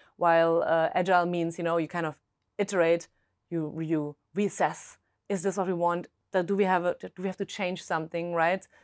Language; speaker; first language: English; non-native, fluent; German